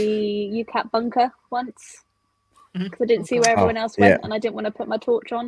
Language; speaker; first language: English; native; English